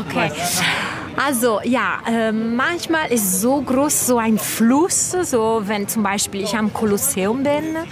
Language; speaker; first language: German; non-native, fluent; Italian